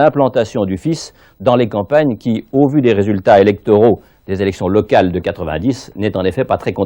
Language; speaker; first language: French; native; French